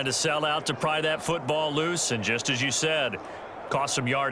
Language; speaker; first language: English; native; English